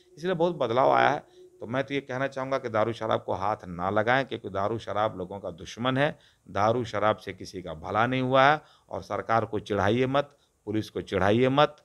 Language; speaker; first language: Hindi; non-native, local second language; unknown